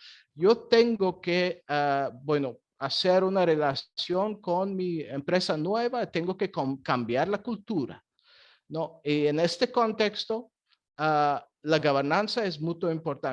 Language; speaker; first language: Spanish; non-native, fluent; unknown